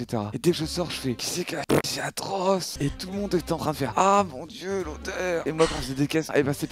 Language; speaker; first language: French; native; French